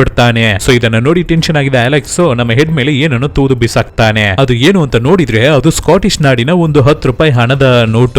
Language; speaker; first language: Kannada; native; Kannada